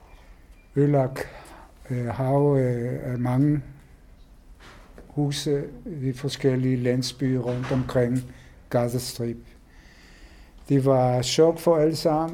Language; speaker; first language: Danish; non-native, fluent; Hebrew